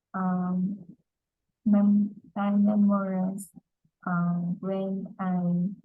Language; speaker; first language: English; non-native, learner; Vietnamese